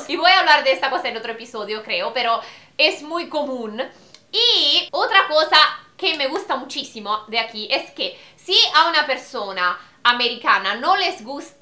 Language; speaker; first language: Spanish; non-native, fluent; Italian